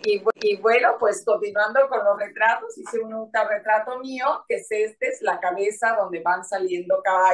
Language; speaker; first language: Spanish; native; Spanish